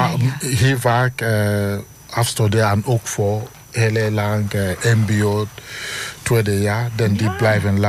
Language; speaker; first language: Dutch; non-native, learner; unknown